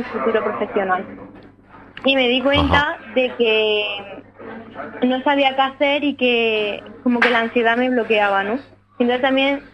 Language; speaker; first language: Spanish; native; Spanish